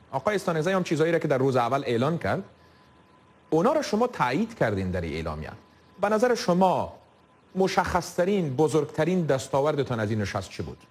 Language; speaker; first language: Persian; native; Persian